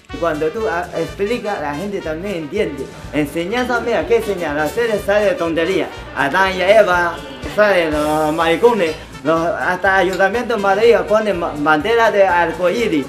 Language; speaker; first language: Spanish; non-native, learner; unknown